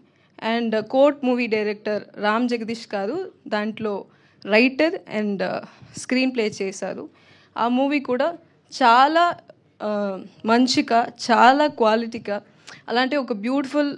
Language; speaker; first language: Telugu; non-native, learner; Tamil